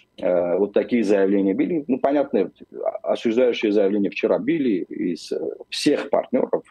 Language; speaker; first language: Russian; non-native, local second language; Armenian